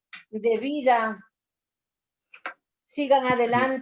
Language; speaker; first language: Spanish; native; Spanish